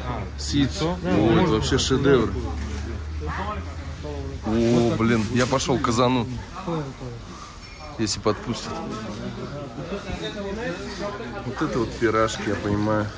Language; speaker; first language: Russian; native; Russian